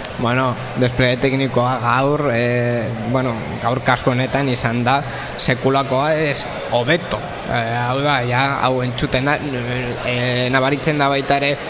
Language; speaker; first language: Basque; non-native, local second language; Spanish